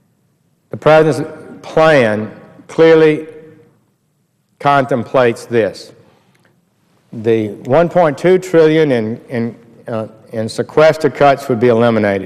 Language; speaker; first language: English; native; English